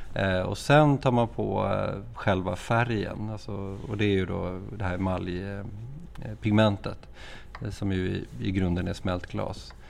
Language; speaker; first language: Swedish; native; Swedish